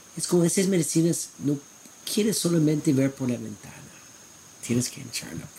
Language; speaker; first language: Spanish; non-native, fluent; English